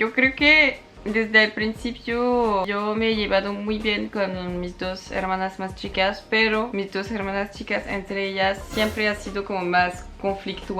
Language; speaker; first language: Spanish; non-native, fluent; French